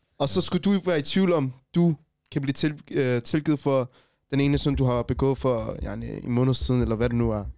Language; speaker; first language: Danish; early bilingual, other home language; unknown